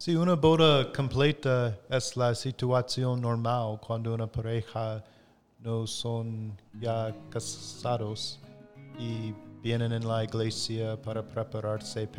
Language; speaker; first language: Spanish; non-native, fluent; English